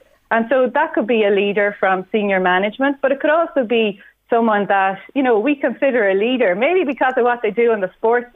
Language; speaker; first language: English; native; English